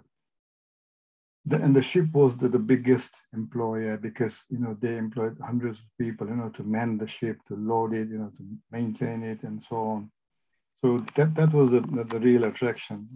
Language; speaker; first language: English; non-native, local second language; Gujarati